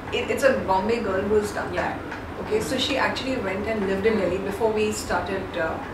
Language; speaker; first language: English; non-native, local second language; Hindi